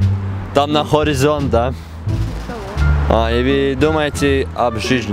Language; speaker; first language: Russian; non-native, learner; Latvian